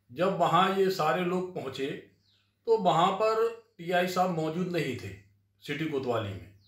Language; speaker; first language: Hindi; native; Hindi